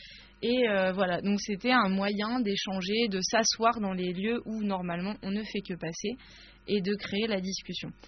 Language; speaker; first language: French; native; French